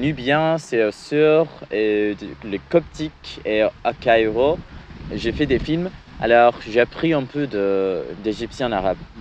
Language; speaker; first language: French; non-native, learner; English